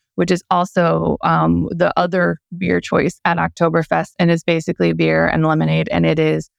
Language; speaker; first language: English; native; English